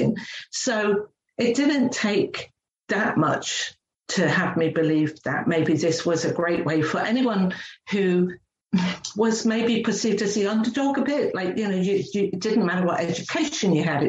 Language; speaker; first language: English; native; English